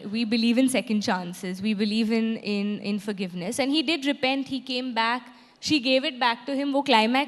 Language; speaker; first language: English; non-native, local second language; Hindi